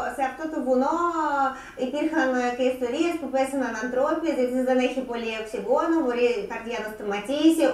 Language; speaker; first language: Greek; non-native, learner; Russian